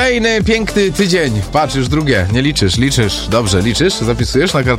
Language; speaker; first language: Polish; native; Polish